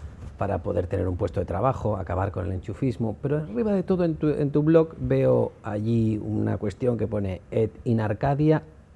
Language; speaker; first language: Spanish; native; Spanish